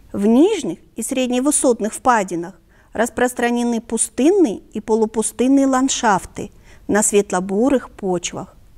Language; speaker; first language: Russian; non-native, local second language; Kyrgyz